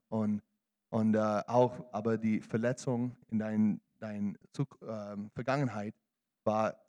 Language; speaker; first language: German; non-native, learner; English